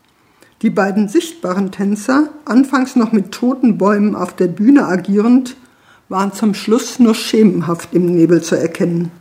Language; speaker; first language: German; native; German